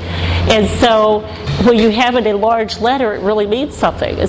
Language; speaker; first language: English; native; English